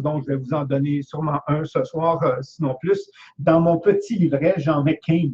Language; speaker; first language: French; native; French